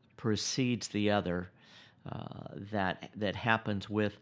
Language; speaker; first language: English; native; English